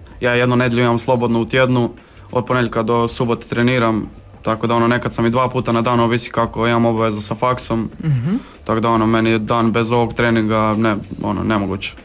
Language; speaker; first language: Bosnian; native; Bosnian